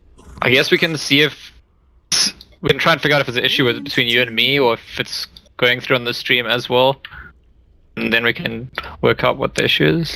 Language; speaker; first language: English; native; English